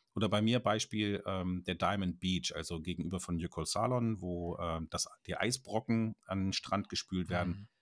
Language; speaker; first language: German; native; German